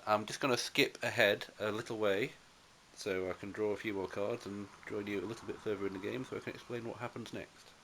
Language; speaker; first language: English; native; English